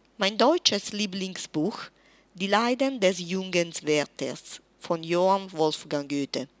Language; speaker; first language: German; non-native, fluent; Italian